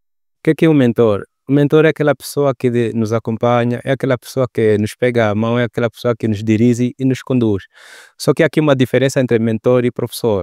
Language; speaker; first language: Portuguese; native; Portuguese